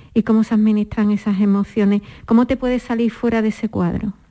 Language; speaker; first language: Spanish; native; Spanish